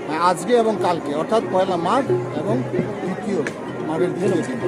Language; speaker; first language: Bangla; non-native, local second language; Rangpuri